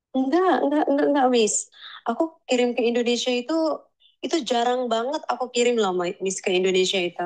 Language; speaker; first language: Indonesian; native; Indonesian